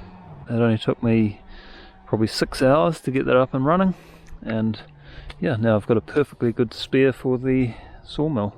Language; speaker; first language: English; native; English